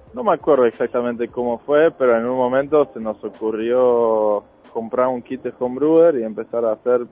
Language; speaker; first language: Spanish; non-native, fluent; Norwegian